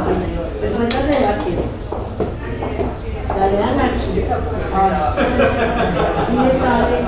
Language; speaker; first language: Spanish; native; Spanish